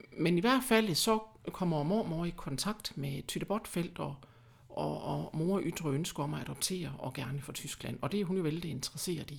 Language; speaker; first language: Danish; early bilingual, other home language; German